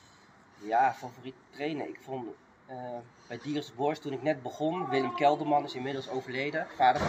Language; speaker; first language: Dutch; early bilingual, other home language; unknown